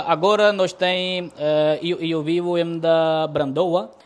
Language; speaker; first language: Portuguese; non-native, learner; Punjabi